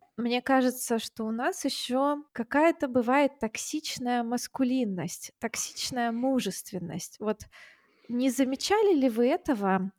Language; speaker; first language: Russian; native; Russian